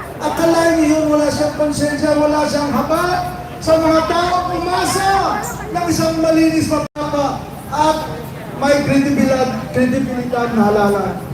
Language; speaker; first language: Filipino; non-native, local second language; Iloko